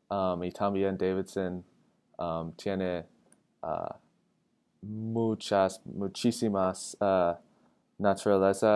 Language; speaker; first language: Spanish; non-native, learner; English